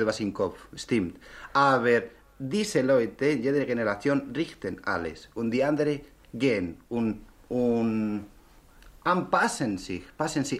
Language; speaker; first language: German; non-native, learner; Spanish